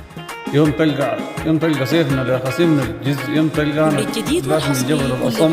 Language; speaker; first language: Arabic; native; Arabic